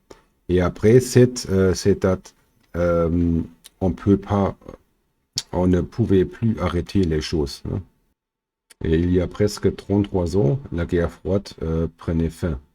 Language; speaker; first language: French; non-native, fluent; German